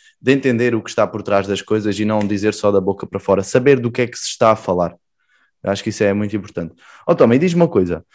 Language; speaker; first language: Portuguese; native; Portuguese